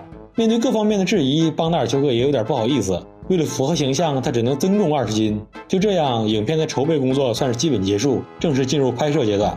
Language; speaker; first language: Chinese; native; Chinese